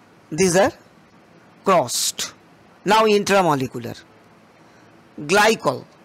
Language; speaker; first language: English; non-native, local second language; Bangla